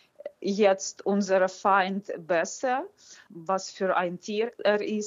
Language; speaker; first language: German; non-native, fluent; Ukrainian